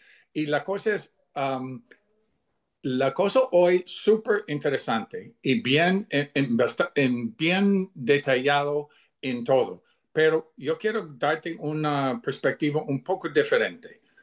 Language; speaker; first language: Spanish; non-native, fluent; English